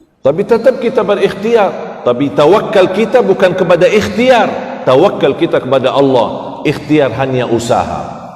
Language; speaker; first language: Malay; non-native, fluent; Arabic